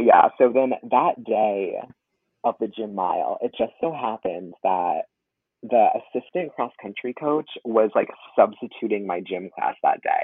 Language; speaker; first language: English; native; English